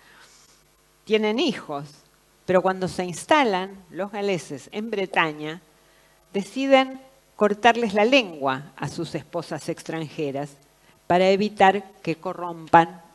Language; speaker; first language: Spanish; native; Spanish